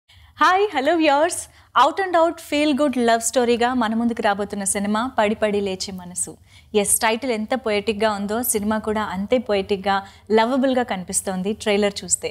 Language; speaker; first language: Telugu; native; Telugu